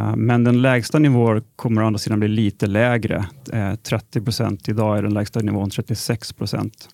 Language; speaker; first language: Swedish; native; Swedish